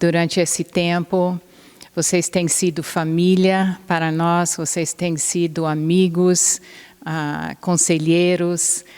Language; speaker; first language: Portuguese; non-native, fluent; English